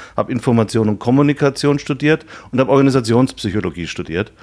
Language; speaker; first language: German; native; German